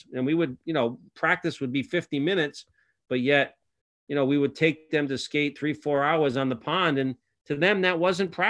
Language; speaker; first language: English; native; English